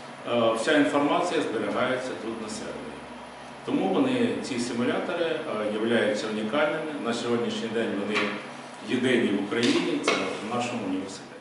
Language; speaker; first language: Ukrainian; native; Ukrainian